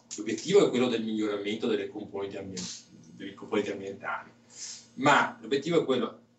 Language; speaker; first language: Italian; native; Italian